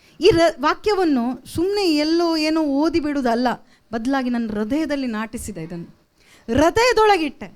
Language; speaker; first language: Kannada; non-native, local second language; Konkani